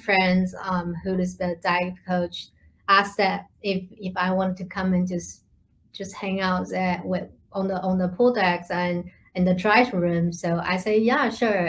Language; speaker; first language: English; non-native, fluent; Chinese